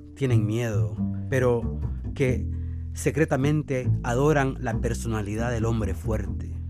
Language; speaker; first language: Spanish; early bilingual, heritage; Spanish